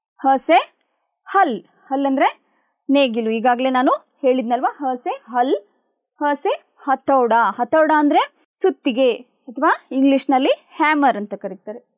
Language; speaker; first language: Kannada; native; Kannada